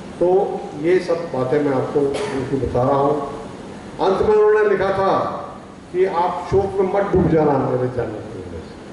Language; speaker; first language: Hindi; non-native, local second language; Punjabi